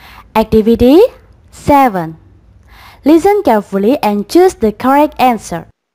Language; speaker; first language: English; non-native, fluent; Indonesian